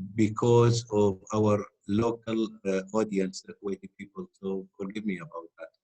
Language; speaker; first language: English; non-native, fluent; Arabic